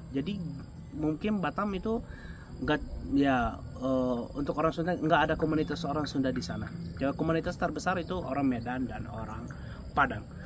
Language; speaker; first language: Indonesian; non-native, fluent; Arabic